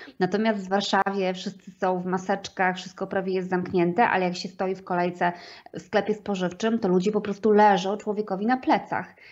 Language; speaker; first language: Polish; native; Polish